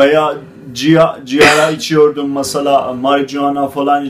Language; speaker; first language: Turkish; non-native, fluent; Azerbaijani